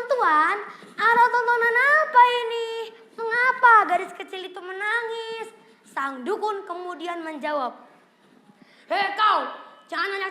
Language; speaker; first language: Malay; non-native, local second language; Javanese